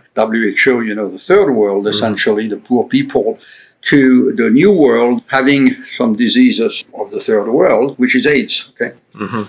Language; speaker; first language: English; non-native, fluent; French